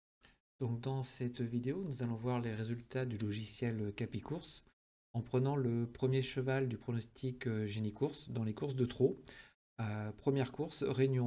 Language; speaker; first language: French; native; French